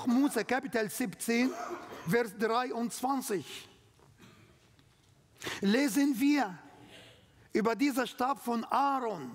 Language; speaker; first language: German; non-native, learner; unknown